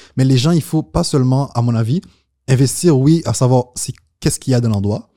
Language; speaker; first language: French; non-native, local second language; Haitian Creole